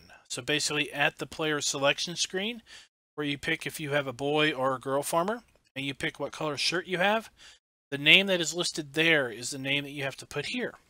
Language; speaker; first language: English; native; English